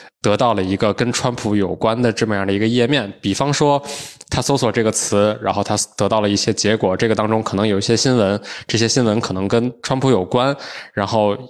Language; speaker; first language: Chinese; native; Chinese